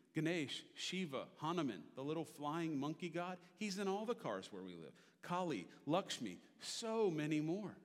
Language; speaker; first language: English; native; English